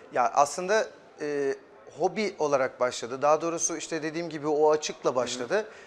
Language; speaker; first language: Turkish; early bilingual, heritage; German